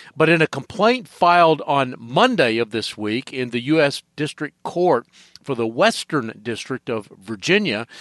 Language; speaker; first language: English; native; English